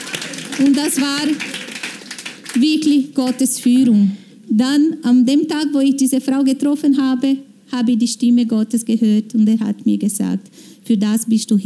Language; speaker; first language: German; non-native, fluent; Portuguese